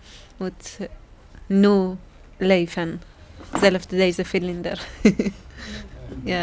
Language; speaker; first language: Dutch; non-native, learner; Persian